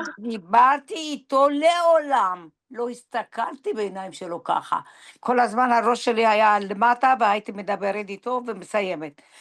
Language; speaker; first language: Hebrew; non-native, fluent; Persian